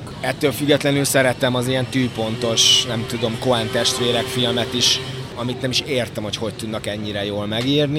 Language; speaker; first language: Hungarian; native; Hungarian